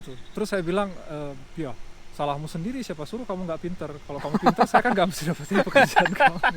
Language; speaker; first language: Indonesian; native; Indonesian